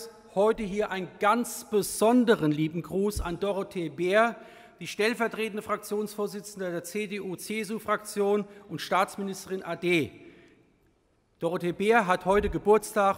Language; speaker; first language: German; native; German